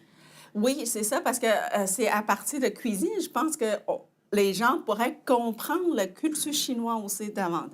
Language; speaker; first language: French; non-native, fluent; Chinese